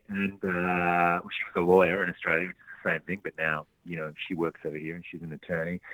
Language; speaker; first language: English; native; English